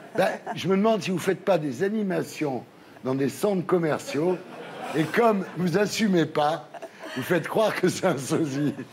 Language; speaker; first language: French; native; French